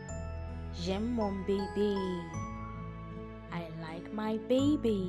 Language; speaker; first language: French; non-native, learner; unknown